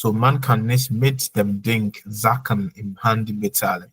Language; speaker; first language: German; non-native, fluent; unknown